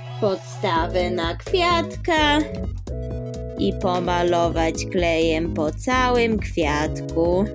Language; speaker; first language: Polish; early bilingual, heritage; Polish